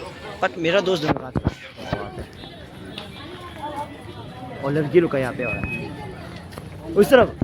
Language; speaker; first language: Hindi; non-native, local second language; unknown